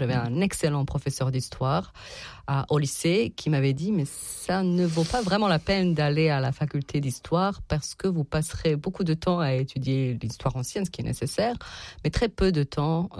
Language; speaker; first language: French; non-native, fluent; Serbian